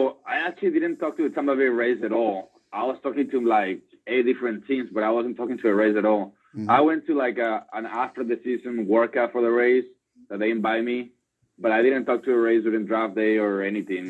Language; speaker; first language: English; non-native, fluent; Spanish